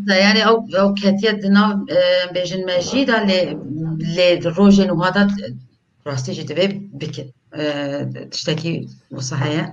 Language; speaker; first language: Kurdish; native; Kurdish